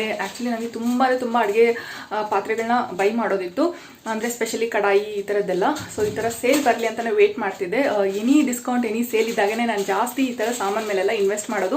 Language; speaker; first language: Kannada; native; Kannada